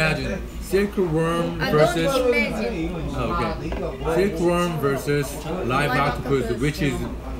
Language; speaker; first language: English; non-native, fluent; Korean